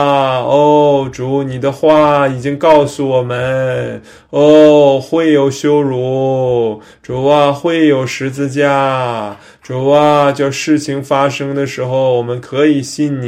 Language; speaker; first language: Chinese; native; Chinese